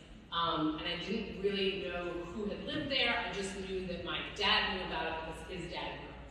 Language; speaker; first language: English; native; English